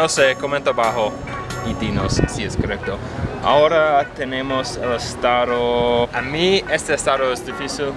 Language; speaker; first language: Spanish; non-native, learner; English